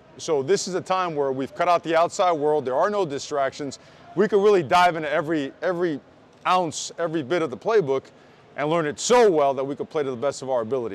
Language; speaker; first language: English; early bilingual, other home language; Spanish